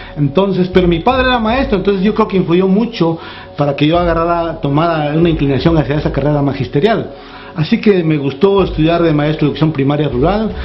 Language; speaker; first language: Spanish; native; Spanish